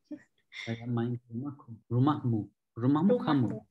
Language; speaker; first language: Indonesian; non-native, learner; Turkish